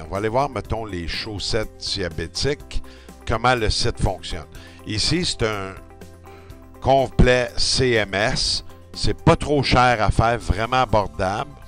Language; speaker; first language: French; native; French